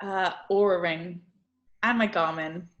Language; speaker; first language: English; native; English